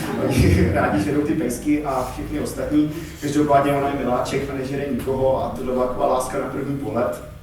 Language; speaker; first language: Czech; native; Czech